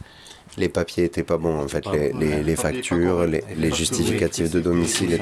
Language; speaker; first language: French; native; French